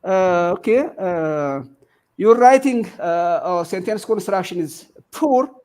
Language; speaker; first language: English; non-native, local second language; Amharic